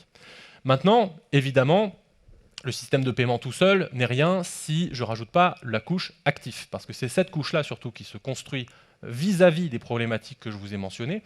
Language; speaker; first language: French; native; French